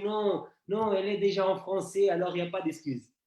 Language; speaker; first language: French; non-native, fluent; Portuguese